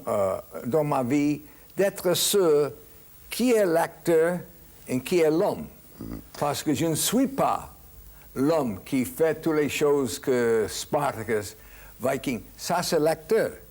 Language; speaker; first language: French; non-native, fluent; English